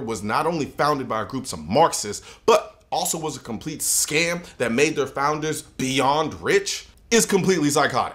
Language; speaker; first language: English; native; English